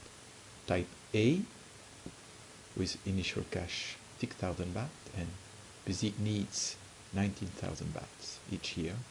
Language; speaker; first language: English; non-native, fluent; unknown